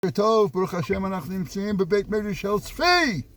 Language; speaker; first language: Hebrew; non-native, fluent; English